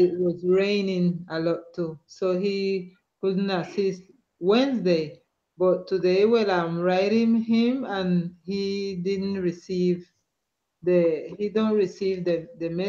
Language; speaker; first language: English; non-native, learner; Spanish